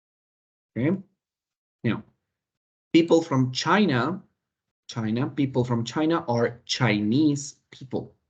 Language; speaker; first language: English; non-native, fluent; Spanish